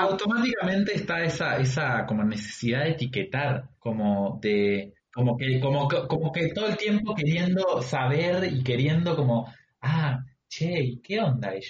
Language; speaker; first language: Spanish; native; Spanish